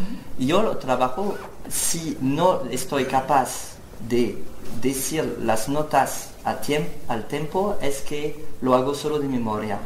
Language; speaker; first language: Spanish; non-native, learner; French